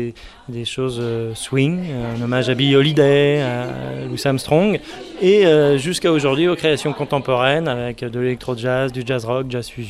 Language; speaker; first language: French; native; French